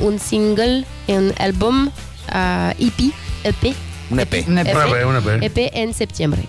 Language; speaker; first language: Spanish; non-native, learner; French